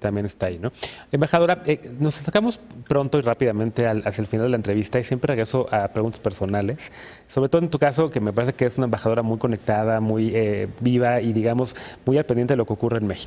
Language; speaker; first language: Spanish; native; Spanish